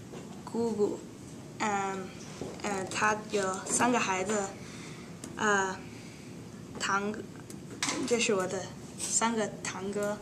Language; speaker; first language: Chinese; non-native, learner; English